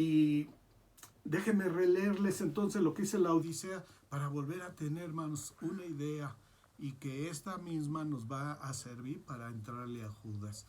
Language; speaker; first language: Spanish; native; Spanish